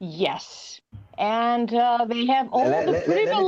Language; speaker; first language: English; non-native, learner; Albanian